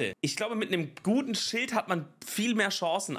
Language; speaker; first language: German; native; German